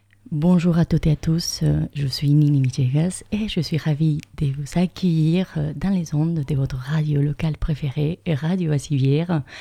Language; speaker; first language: French; native; French